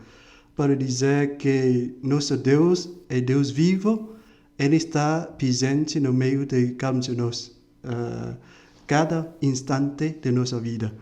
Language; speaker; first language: Portuguese; non-native, fluent; Vietnamese